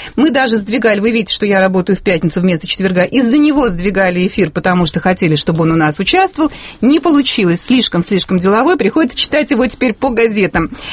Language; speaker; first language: Russian; native; Russian